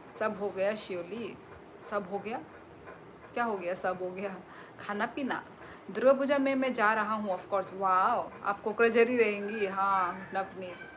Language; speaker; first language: Hindi; non-native, local second language; Kok Borok